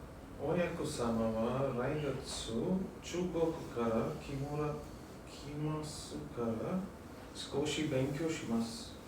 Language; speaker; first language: Japanese; non-native, learner; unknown